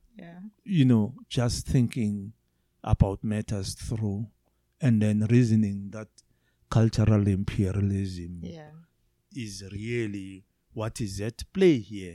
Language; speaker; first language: English; non-native, local second language; Zulu